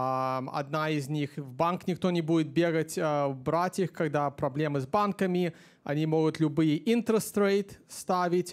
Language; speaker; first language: Russian; early bilingual, heritage; Russian